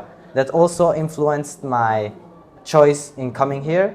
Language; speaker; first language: English; non-native, fluent; Italian